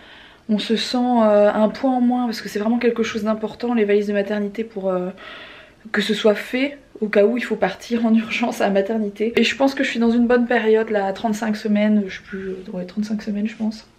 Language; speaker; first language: French; native; French